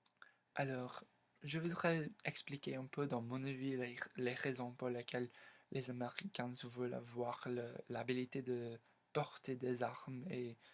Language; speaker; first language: French; non-native, learner; English